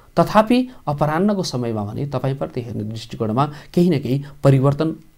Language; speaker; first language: Nepali; native; Nepali